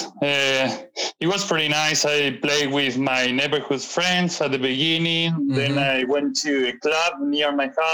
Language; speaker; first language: English; non-native, fluent; Spanish